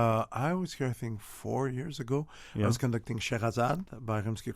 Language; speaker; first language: English; non-native, fluent; French